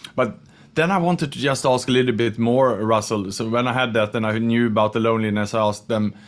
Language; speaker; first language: English; non-native, fluent; Swedish